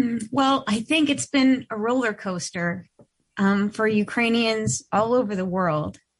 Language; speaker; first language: English; early bilingual, other home language; Ukrainian